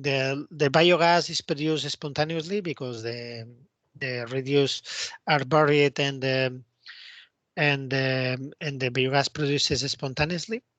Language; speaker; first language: English; non-native, fluent; Spanish